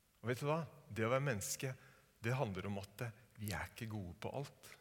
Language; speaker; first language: Norwegian; native; Norwegian